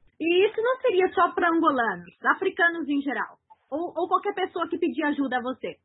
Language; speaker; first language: Portuguese; native; Portuguese